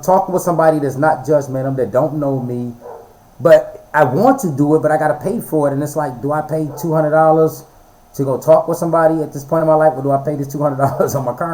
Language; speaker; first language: English; native; English